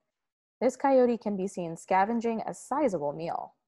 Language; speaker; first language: English; native; English